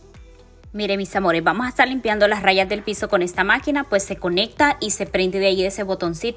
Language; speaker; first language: Spanish; native; Spanish